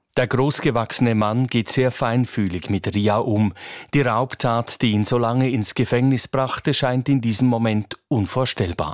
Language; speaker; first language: German; native; German